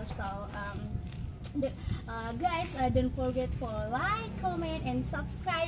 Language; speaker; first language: English; non-native, learner; Indonesian